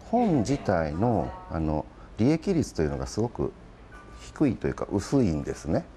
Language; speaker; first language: Japanese; native; Japanese